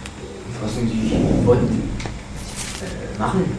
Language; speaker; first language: German; non-native, learner; French